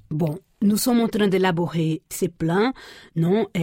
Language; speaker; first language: French; non-native, fluent; Portuguese